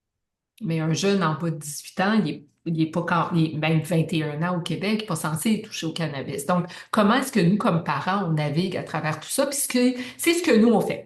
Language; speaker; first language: French; native; French